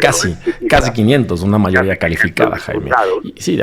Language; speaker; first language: Spanish; native; Spanish